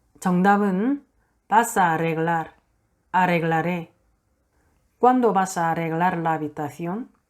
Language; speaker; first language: Spanish; non-native, fluent; Korean